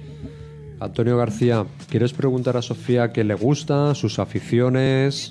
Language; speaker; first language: Spanish; native; Spanish